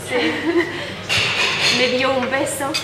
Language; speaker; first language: Spanish; non-native, fluent; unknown